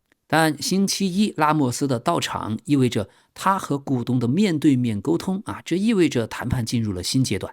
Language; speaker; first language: Chinese; native; Chinese